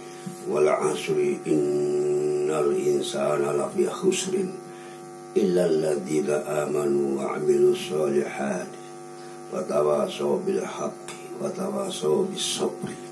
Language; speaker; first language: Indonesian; non-native, local second language; Javanese